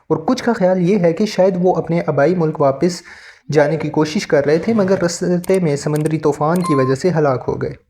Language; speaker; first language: Urdu; native; Urdu